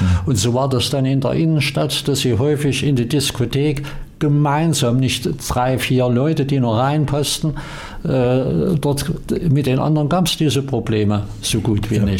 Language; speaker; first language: German; native; German